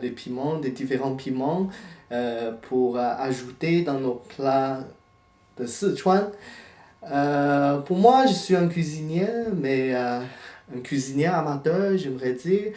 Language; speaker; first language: French; non-native, fluent; Chinese